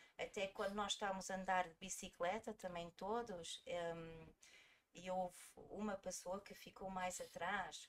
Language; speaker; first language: Portuguese; early bilingual, heritage; Portuguese